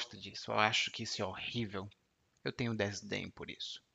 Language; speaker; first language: Portuguese; native; Portuguese